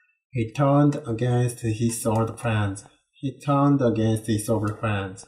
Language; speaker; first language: English; non-native, learner; Korean